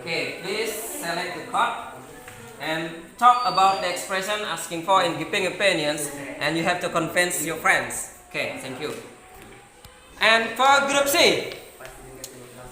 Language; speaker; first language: English; non-native, fluent; Indonesian